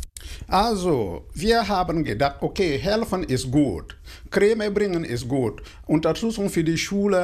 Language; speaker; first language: German; non-native, fluent; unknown